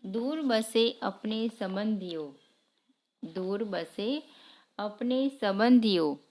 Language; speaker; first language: Hindi; non-native, local second language; Gujarati